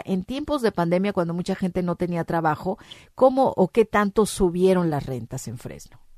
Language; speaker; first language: Spanish; native; Spanish